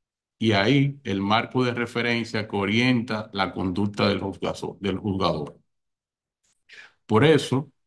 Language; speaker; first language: Spanish; native; Spanish